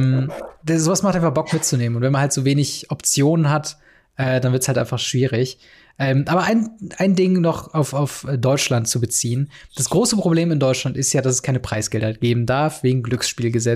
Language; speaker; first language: German; native; German